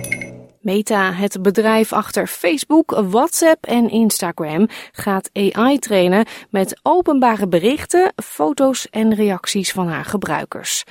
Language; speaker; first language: Dutch; native; Dutch